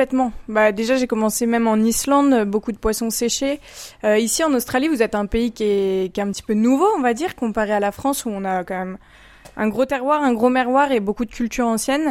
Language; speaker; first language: French; native; French